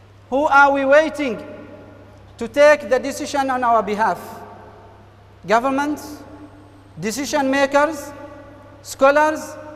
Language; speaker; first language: English; non-native, fluent; Arabic